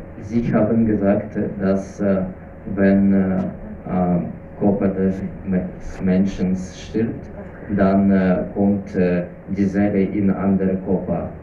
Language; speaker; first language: German; non-native, learner; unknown